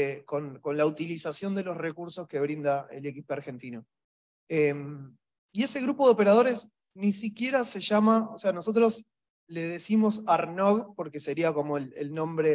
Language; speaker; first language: Spanish; native; Spanish